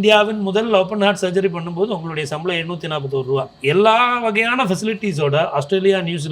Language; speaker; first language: Tamil; native; Tamil